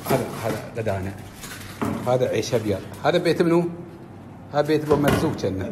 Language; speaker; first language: Arabic; native; Arabic